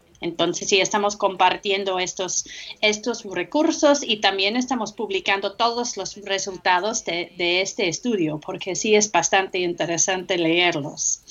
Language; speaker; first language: Spanish; non-native, fluent; English